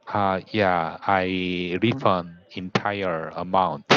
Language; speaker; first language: English; non-native, learner; Korean